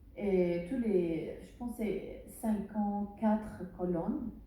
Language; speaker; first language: French; non-native, learner; Arabic